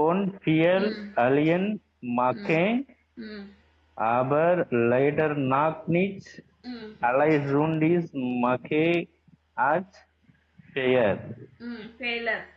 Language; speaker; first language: German; non-native, learner; Tamil